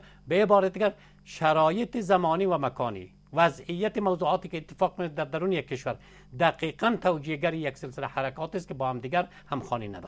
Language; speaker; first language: Persian; native; Persian